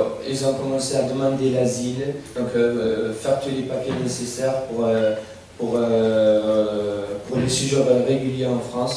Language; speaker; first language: French; non-native, fluent; Arabic